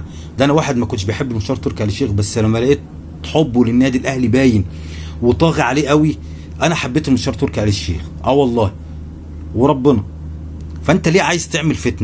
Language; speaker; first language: Arabic; native; Arabic